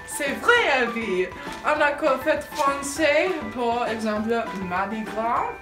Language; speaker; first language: French; non-native, learner; English